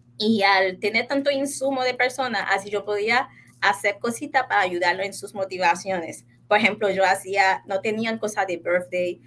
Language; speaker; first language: Spanish; non-native, fluent; Haitian Creole